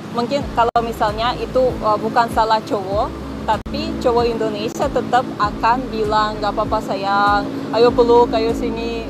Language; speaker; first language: Indonesian; non-native, fluent; Russian